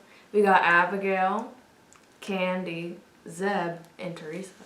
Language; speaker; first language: English; native; English